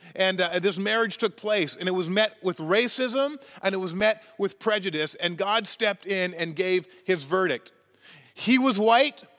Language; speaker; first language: English; native; English